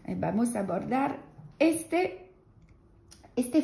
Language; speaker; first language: Spanish; non-native, learner; French